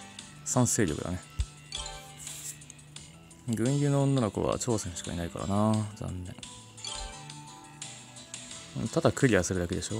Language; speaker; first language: Japanese; native; Japanese